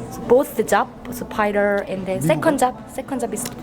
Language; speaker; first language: English; non-native, learner; Korean